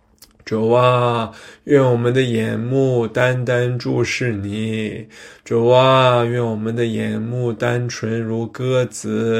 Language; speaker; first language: Chinese; native; Chinese